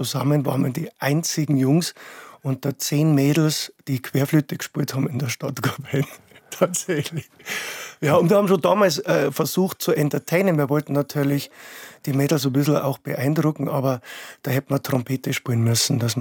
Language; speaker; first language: German; native; German